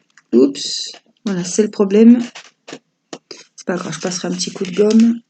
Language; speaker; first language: French; native; French